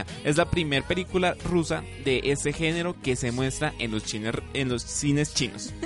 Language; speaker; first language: Spanish; native; Spanish